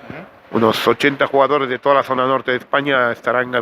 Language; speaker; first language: Spanish; native; Spanish